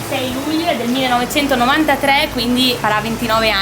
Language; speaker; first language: Italian; native; Italian